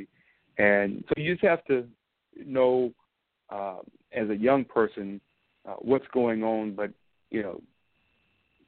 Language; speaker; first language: English; native; English